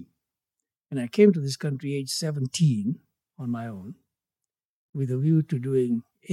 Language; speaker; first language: English; non-native, local second language; Gujarati